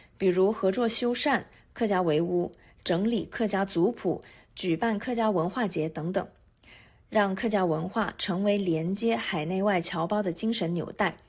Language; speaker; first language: Chinese; non-native, local second language; Hakka Chinese